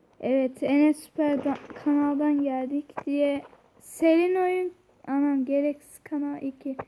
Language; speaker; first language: Turkish; early bilingual, heritage; Turkish